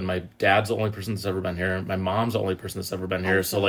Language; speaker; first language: English; native; English